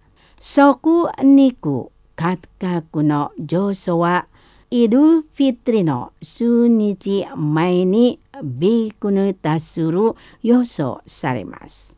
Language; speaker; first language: Japanese; non-native, learner; Indonesian